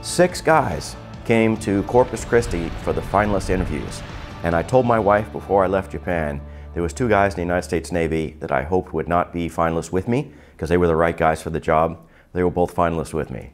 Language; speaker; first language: English; native; English